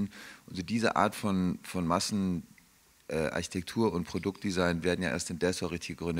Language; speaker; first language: German; native; German